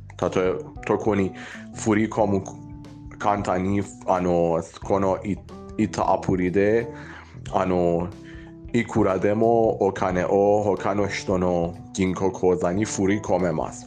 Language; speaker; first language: Japanese; non-native, learner; Persian